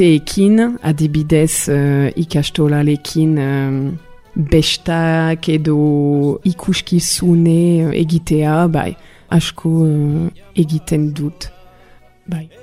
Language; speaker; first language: Basque; non-native, learner; French